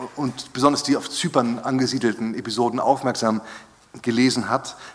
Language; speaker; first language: German; native; German